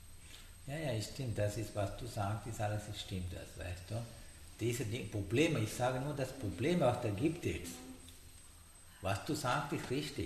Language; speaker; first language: German; non-native, learner; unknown